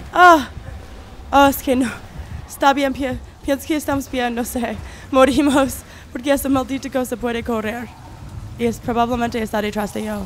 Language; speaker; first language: Spanish; non-native, learner; English